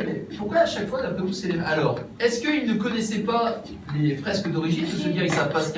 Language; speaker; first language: French; native; French